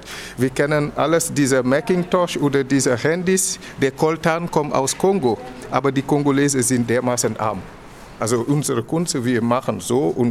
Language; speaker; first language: German; non-native, fluent; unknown